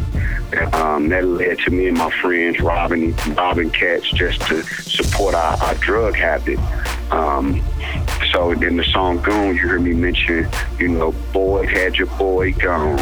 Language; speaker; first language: English; native; English